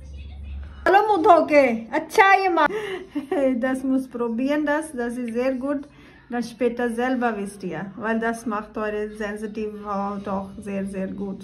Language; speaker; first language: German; non-native, learner; Urdu